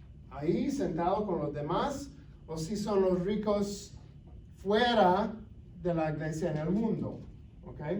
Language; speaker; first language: Spanish; non-native, fluent; English